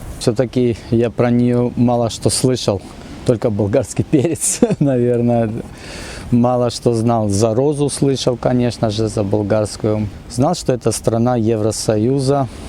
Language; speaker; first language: Russian; native; Russian